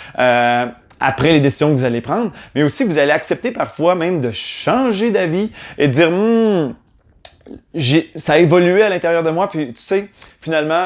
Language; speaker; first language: French; native; French